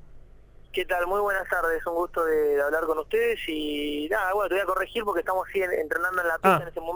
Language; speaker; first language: Spanish; native; Spanish